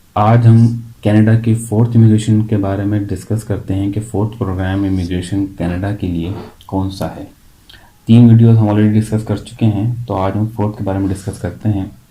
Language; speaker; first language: Hindi; native; Hindi